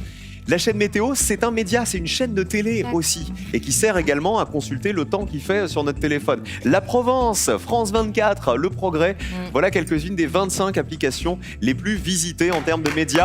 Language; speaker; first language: French; native; French